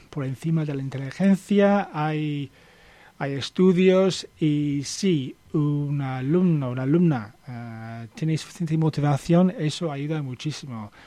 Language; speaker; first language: Spanish; non-native, fluent; English